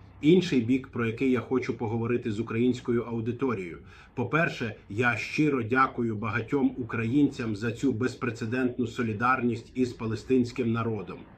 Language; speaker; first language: Ukrainian; non-native, fluent; Arabic